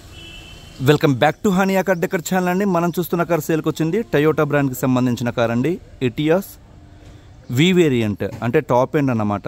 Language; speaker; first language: Telugu; native; Telugu